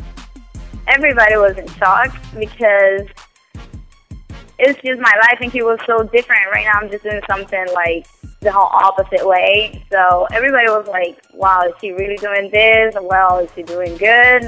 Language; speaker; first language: English; non-native, fluent; Spanish